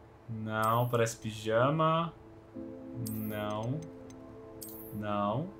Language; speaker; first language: Portuguese; native; Portuguese